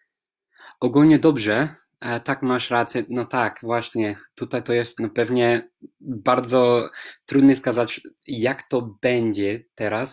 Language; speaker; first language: Polish; non-native, fluent; English